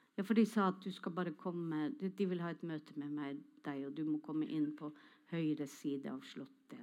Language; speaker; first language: Norwegian; non-native, local second language; Northern Sami